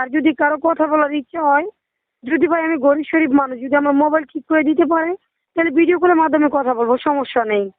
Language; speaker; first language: Bangla; non-native, local second language; Chakma